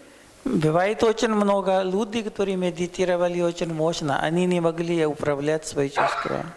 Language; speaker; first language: Russian; non-native, learner; Hindi